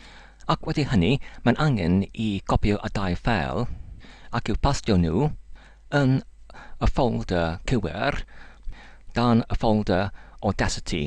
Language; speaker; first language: Welsh; non-native, learner; English